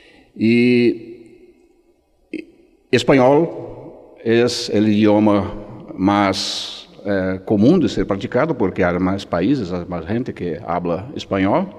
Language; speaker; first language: Spanish; non-native, fluent; Portuguese